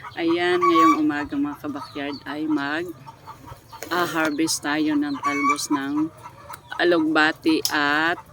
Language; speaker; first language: Filipino; non-native, local second language; Iloko